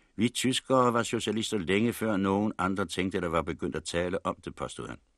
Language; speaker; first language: Danish; native; Danish